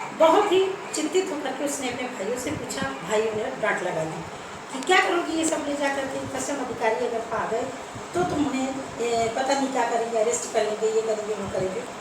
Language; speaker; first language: Hindi; native; Hindi